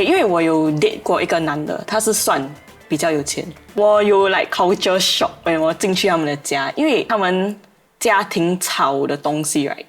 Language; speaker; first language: Chinese; non-native, local second language; English